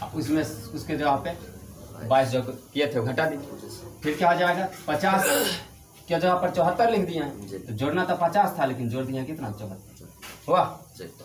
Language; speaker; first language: Hindi; native; Hindi